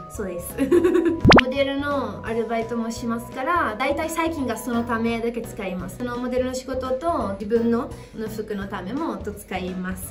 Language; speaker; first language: Japanese; non-native, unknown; Italian